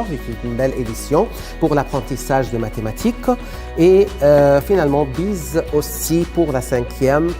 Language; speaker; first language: French; non-native, fluent; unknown